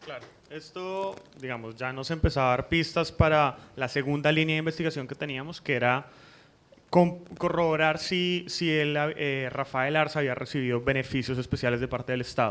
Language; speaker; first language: Spanish; native; Spanish